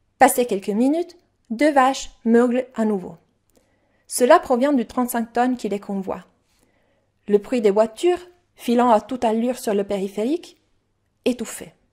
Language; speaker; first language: French; non-native, fluent; Italian